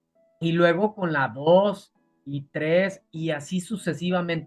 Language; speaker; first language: Spanish; native; Spanish